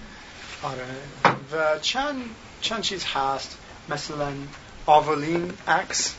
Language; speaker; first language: Persian; non-native, learner; English